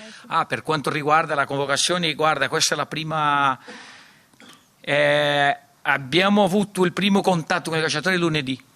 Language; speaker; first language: Italian; non-native, fluent; Portuguese